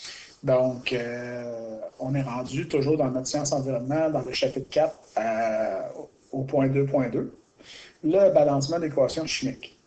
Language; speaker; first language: French; native; French